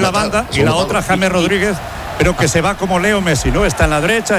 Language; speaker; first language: Spanish; native; Spanish